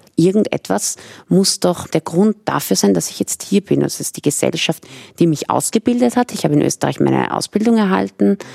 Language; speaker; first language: German; early bilingual, other home language; Persian